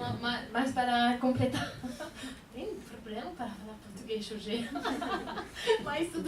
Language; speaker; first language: Portuguese; non-native, fluent; French